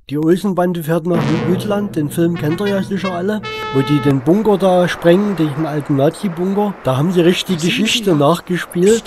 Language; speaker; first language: German; native; German